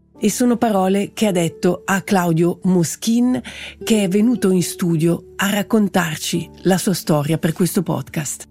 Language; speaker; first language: Italian; native; Italian